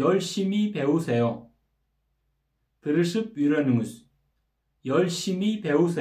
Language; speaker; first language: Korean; non-native, fluent; Kyrgyz